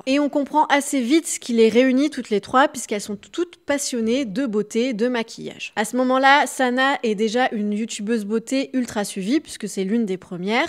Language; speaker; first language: French; native; French